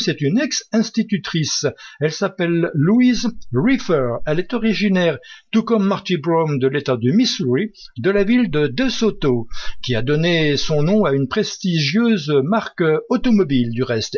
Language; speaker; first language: French; native; French